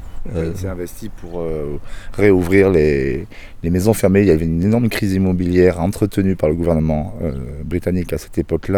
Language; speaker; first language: French; native; French